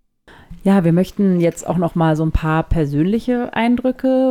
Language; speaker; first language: German; native; German